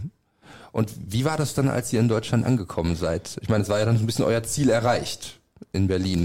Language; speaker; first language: German; native; German